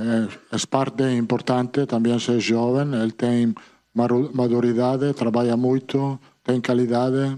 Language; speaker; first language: Portuguese; non-native, learner; Italian